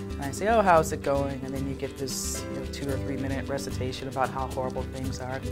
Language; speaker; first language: English; native; English